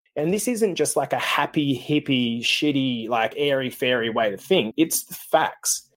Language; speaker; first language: English; native; English